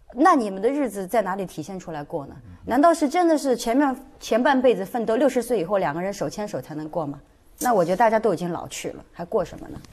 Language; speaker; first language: Chinese; native; Chinese